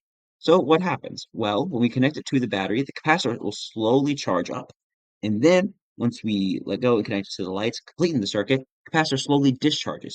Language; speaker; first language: English; native; English